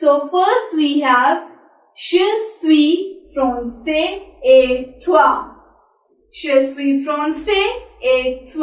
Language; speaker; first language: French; non-native, fluent; Hindi